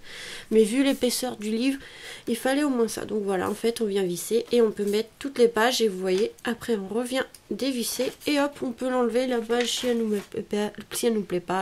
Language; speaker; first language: French; native; French